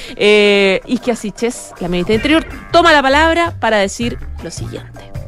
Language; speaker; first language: Spanish; native; Spanish